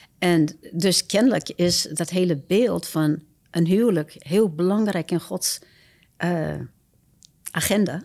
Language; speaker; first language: Dutch; non-native, fluent; English